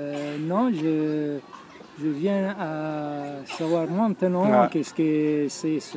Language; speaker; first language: French; non-native, fluent; Italian